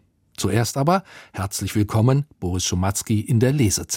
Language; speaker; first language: German; native; German